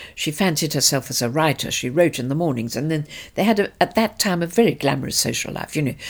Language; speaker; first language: English; native; English